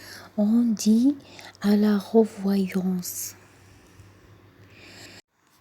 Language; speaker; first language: French; non-native, local second language; Arabic